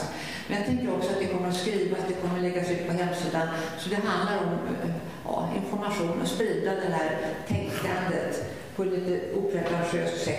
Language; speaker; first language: Swedish; native; Swedish